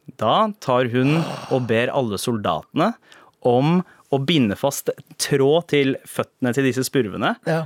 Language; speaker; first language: Norwegian; early bilingual, other home language; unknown